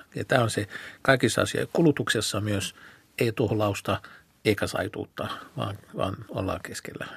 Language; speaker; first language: Finnish; non-native, fluent; Arabic